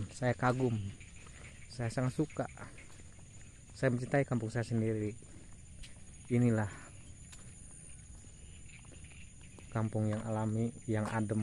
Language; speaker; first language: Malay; non-native, local second language; Sundanese